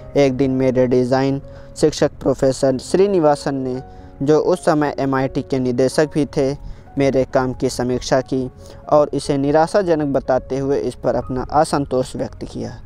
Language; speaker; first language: Hindi; native; Hindi